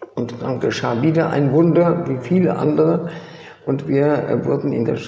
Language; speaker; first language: German; early bilingual, other home language; French